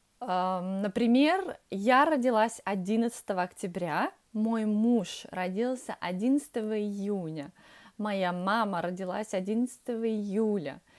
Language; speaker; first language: Russian; early bilingual, heritage; Russian